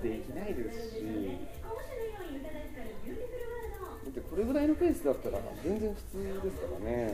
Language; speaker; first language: Japanese; native; Japanese